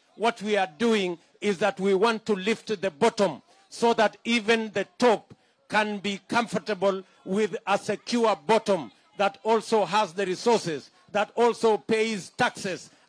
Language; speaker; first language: English; non-native, local second language; Kalenjin